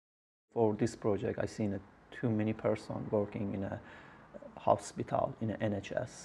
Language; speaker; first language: English; non-native, learner; Persian